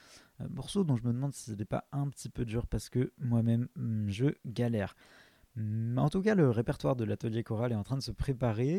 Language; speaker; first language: French; native; French